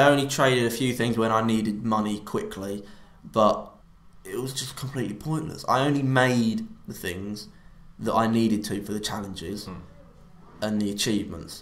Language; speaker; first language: English; native; English